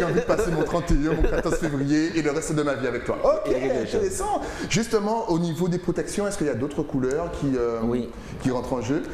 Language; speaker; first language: French; native; French